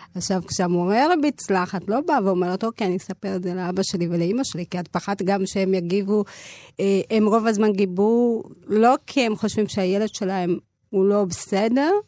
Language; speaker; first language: Hebrew; early bilingual, other home language; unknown